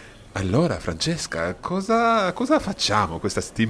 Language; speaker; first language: Italian; non-native, fluent; English